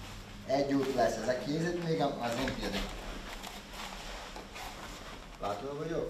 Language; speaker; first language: Hungarian; non-native, learner; Portuguese